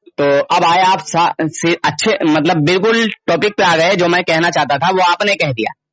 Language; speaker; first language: Urdu; native; Urdu